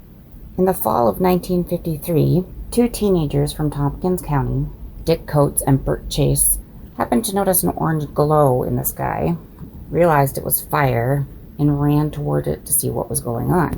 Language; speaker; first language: English; native; English